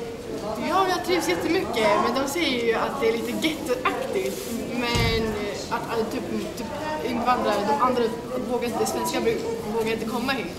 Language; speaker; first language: Swedish; early bilingual, other home language; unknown